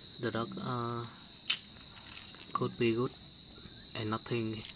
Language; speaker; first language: English; non-native, learner; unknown